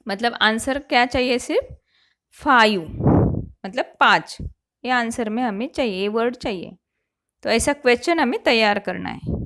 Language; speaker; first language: Hindi; non-native, local second language; Marathi